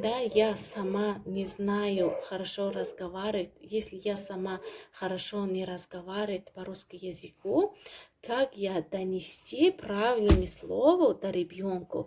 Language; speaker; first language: Russian; non-native, learner; Tajik